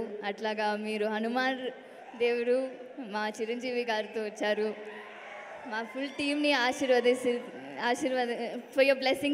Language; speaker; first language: Telugu; non-native, learner; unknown